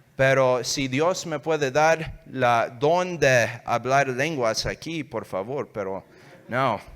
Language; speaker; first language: Spanish; early bilingual, heritage; English